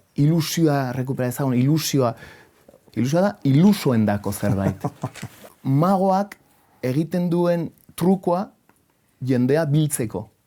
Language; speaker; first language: Basque; non-native, local second language; Spanish